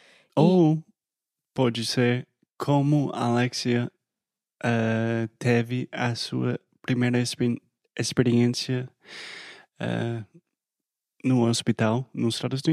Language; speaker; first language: Portuguese; non-native, fluent; English